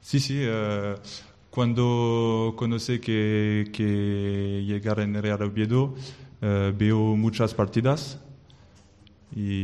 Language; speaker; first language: Spanish; non-native, learner; French